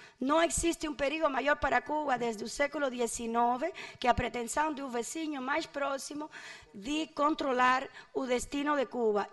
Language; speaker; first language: Portuguese; non-native, fluent; Spanish